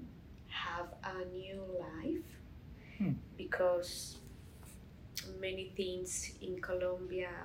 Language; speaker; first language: English; non-native, learner; Spanish